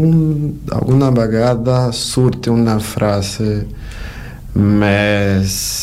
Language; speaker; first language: Catalan; non-native, learner; Portuguese